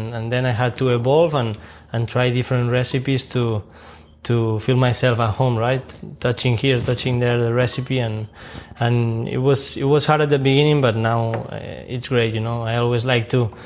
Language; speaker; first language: English; non-native, fluent; Catalan